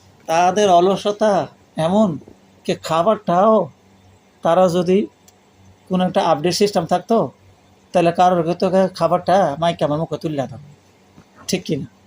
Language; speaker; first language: Bangla; non-native, local second language; Urdu